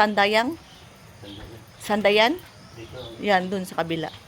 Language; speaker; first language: Filipino; non-native, local second language; Cebuano